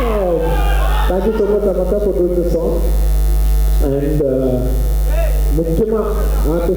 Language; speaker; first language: Tamil; non-native, local second language; Telugu